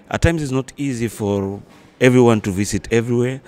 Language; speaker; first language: English; non-native, local second language; Luo (Kenya and Tanzania)